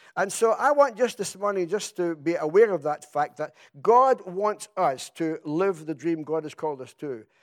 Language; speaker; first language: English; native; English